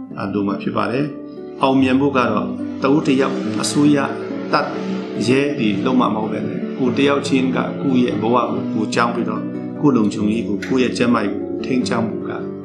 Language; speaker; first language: Burmese; non-native, local second language; Hakha Chin